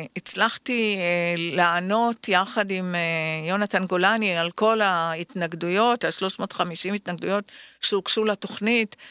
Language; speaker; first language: Hebrew; native; Hebrew